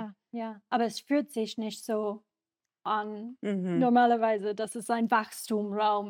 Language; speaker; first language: German; non-native, learner; English